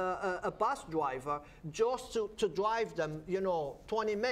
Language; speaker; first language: English; non-native, fluent; Portuguese